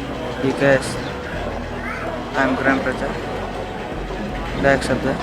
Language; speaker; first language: Catalan; non-native, learner; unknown